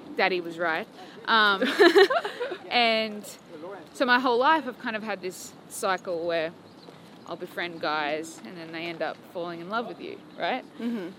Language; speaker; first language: English; native; English